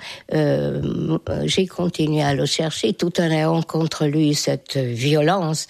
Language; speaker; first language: French; non-native, fluent; Hungarian